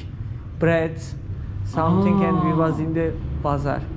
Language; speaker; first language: English; non-native, learner; Turkish